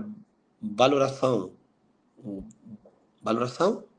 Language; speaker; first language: Portuguese; non-native, fluent; Spanish